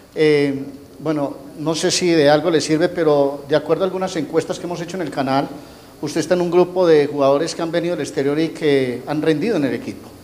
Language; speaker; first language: Spanish; native; Spanish